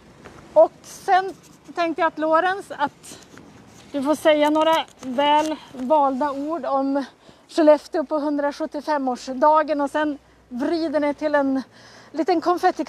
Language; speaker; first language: Swedish; native; Swedish